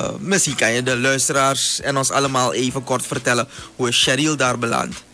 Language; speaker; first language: Dutch; native; Dutch